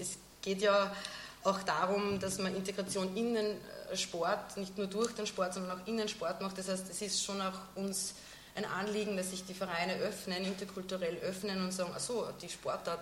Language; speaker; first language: German; native; German